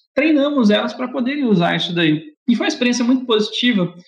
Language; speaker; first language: Portuguese; native; Portuguese